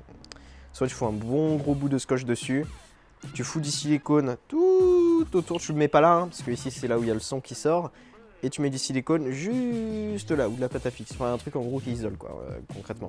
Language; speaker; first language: French; native; French